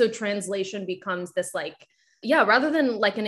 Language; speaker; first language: English; non-native, fluent; Japanese